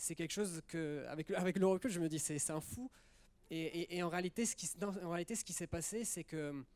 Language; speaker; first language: French; early bilingual, other home language; Italian